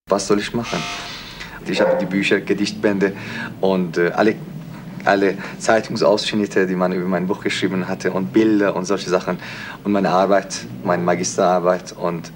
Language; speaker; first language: German; non-native, fluent; Persian